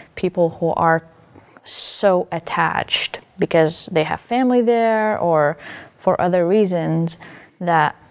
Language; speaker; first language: English; non-native, fluent; Arabic